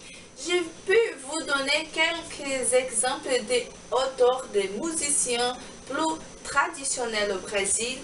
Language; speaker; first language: French; non-native, learner; Portuguese